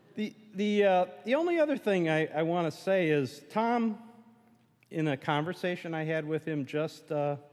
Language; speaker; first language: English; native; English